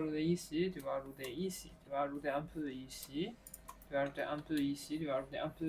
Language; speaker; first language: French; non-native, learner; Chinese